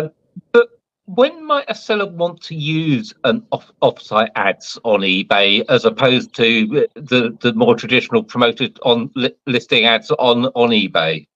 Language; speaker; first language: English; native; English